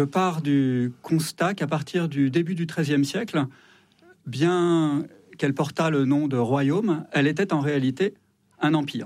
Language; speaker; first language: French; native; French